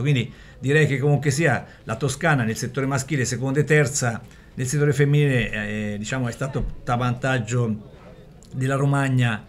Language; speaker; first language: Italian; native; Italian